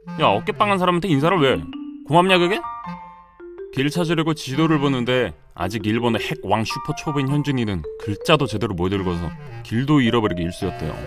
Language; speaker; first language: Korean; native; Korean